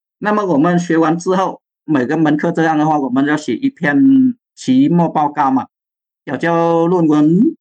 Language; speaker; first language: Chinese; non-native, fluent; Vietnamese